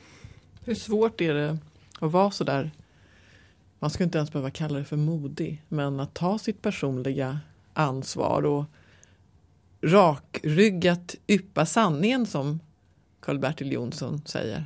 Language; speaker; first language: Swedish; native; Swedish